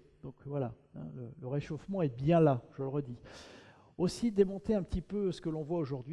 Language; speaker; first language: French; native; French